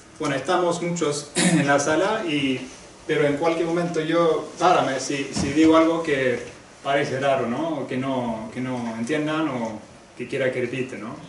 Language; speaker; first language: Spanish; non-native, fluent; Swedish